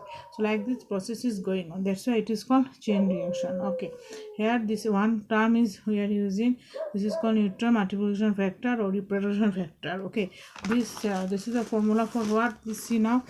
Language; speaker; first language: English; non-native, local second language; Bangla